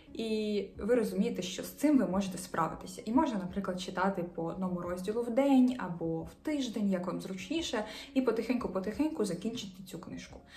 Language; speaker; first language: Ukrainian; native; Ukrainian